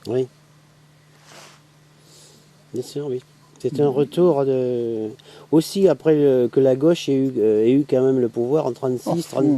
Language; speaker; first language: French; native; French